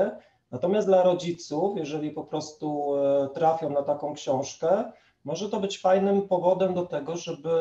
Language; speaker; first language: Polish; native; Polish